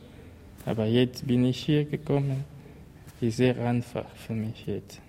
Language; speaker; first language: German; non-native, learner; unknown